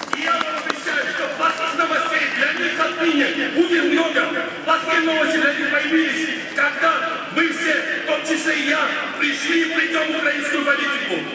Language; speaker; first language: Russian; non-native, local second language; Georgian